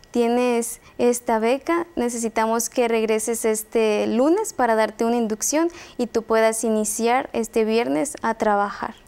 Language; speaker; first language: Spanish; native; Spanish